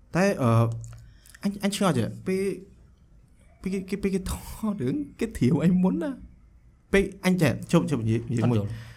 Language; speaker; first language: Khmer; native; Khmer